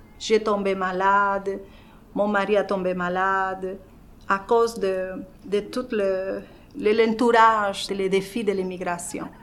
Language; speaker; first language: French; non-native, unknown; Spanish